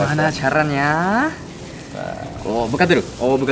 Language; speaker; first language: Indonesian; non-native, fluent; Japanese